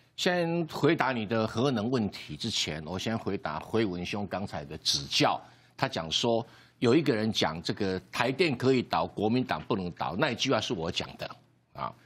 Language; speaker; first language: Chinese; native; Chinese